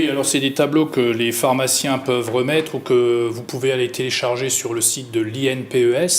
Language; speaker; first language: French; native; French